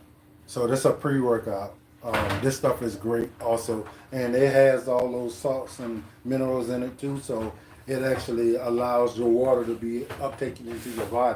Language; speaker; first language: English; native; English